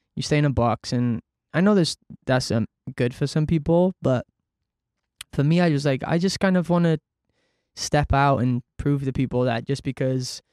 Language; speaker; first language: English; native; English